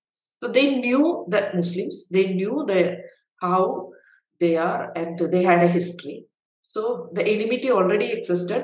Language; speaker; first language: English; non-native, local second language; Malayalam